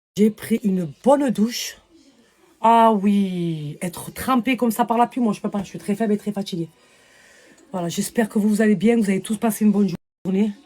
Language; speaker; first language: French; native; French